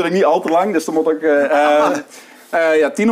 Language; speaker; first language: Dutch; native; Dutch